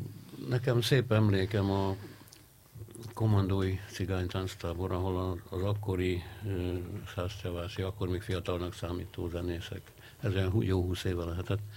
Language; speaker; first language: Hungarian; native; Hungarian